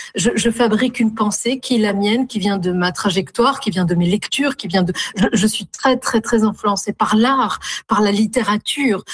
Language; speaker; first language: French; non-native, local second language; Arabic